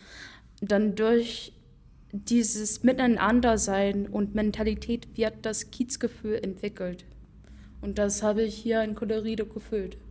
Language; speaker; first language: German; non-native, fluent; English